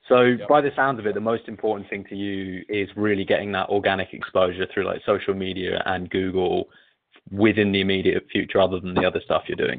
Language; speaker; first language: English; native; English